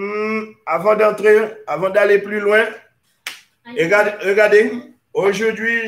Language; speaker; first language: French; non-native, local second language; Haitian Creole